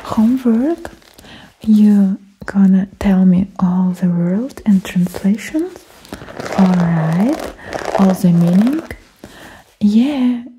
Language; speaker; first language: English; non-native, fluent; Ukrainian